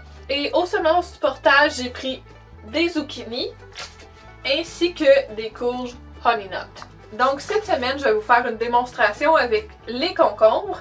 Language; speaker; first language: French; native; French